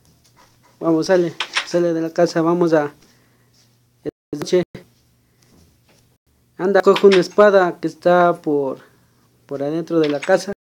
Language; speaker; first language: Spanish; native; Spanish